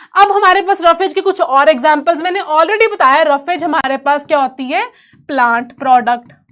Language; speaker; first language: Hindi; native; Hindi